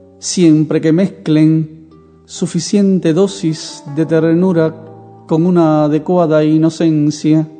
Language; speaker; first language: Spanish; native; Spanish